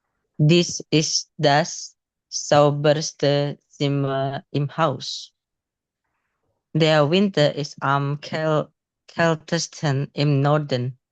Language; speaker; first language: German; non-native, learner; Indonesian